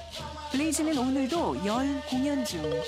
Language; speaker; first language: Korean; native; Korean